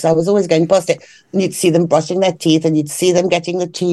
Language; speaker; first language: English; native; English